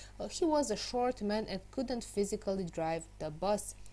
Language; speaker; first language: English; non-native, fluent; Romanian